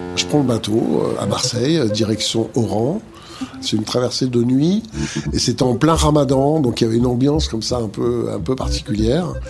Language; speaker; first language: French; native; French